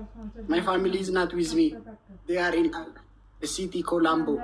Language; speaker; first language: English; non-native, learner; Oromo